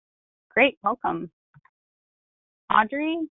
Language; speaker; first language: English; native; English